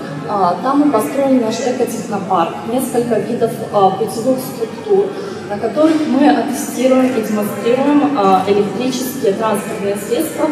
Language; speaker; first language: Russian; native; Russian